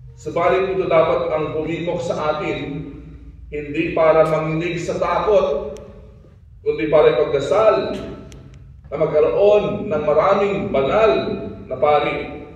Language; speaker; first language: Filipino; non-native, local second language; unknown